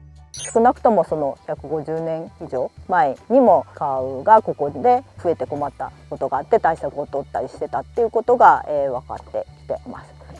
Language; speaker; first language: Japanese; native; Japanese